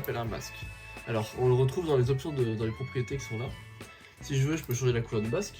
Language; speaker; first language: French; native; French